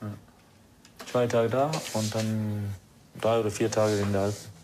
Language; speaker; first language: German; non-native, fluent; Danish